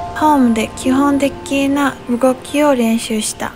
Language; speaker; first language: Japanese; non-native, learner; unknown